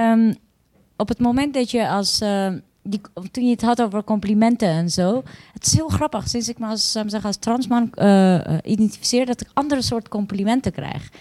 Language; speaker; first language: Dutch; early bilingual, other home language; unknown